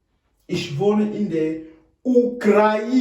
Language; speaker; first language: German; non-native, fluent; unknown